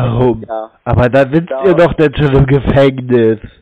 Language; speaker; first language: German; native; German